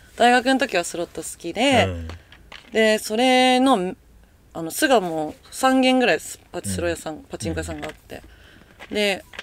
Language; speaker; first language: Japanese; native; Japanese